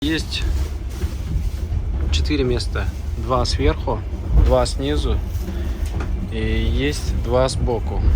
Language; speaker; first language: Russian; native; Russian